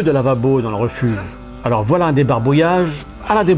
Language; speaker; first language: French; native; French